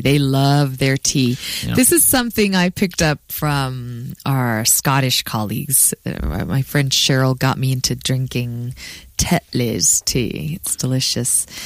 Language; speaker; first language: English; native; English